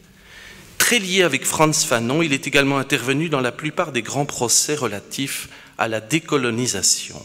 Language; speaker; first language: French; native; French